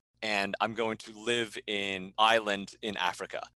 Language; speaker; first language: English; early bilingual, other home language; Chinese